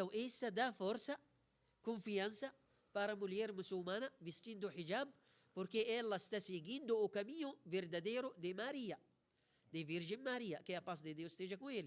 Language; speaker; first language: Portuguese; non-native, fluent; Arabic